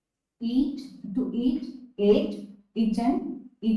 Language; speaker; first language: English; non-native, learner; Hindi